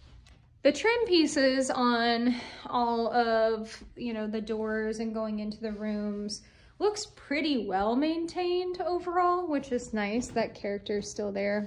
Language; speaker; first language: English; native; English